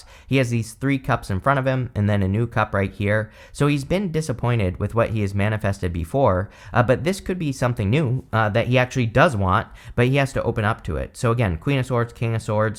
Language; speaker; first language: English; native; English